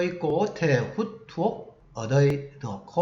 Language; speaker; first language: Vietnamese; non-native, fluent; Korean